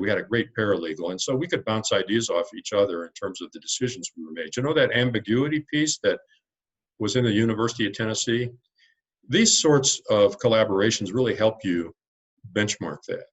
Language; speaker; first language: English; native; English